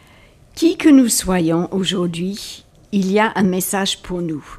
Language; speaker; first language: French; native; French